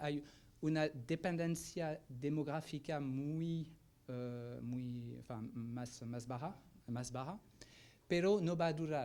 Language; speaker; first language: Spanish; non-native, fluent; French